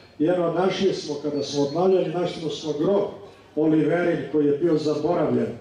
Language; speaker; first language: Serbian; native; Serbian